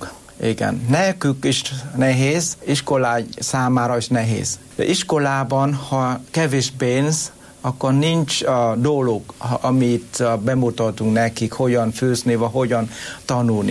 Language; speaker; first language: Hungarian; non-native, learner; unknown